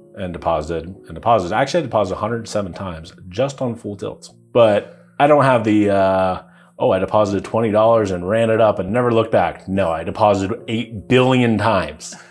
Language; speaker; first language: English; native; English